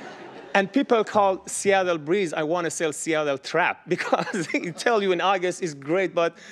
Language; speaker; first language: English; non-native, learner; Persian